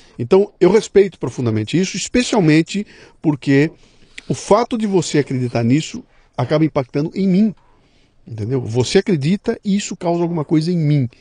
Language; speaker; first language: Portuguese; native; Portuguese